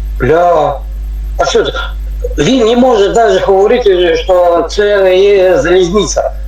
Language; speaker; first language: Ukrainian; non-native, learner; Tajik